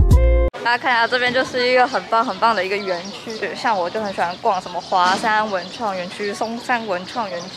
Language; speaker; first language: Chinese; native; Chinese